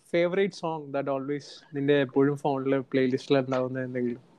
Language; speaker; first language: English; non-native, local second language; Malayalam